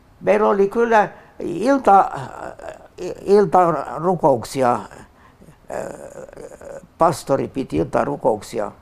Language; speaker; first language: Finnish; non-native, local second language; Tatar